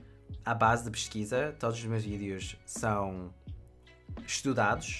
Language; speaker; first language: Portuguese; non-native, fluent; English